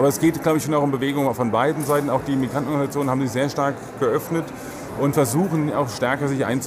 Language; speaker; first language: German; native; German